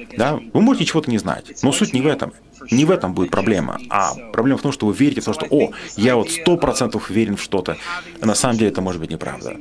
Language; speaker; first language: Russian; non-native, fluent; English